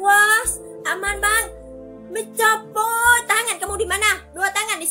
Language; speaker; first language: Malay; non-native, learner; Vietnamese